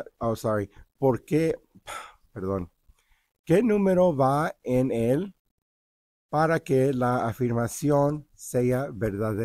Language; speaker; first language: Spanish; early bilingual, heritage; Spanish